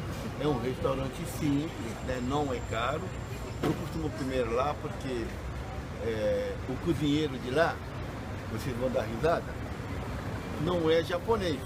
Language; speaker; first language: Portuguese; early bilingual, other home language; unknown